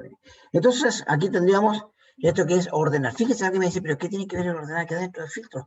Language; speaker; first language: Spanish; native; Spanish